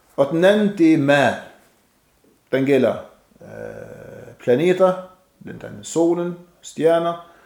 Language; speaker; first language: Danish; non-native, fluent; Arabic